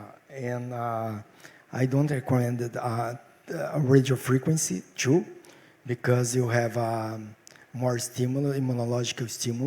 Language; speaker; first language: English; non-native, fluent; Portuguese